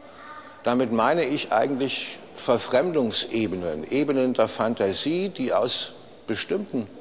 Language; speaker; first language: German; native; German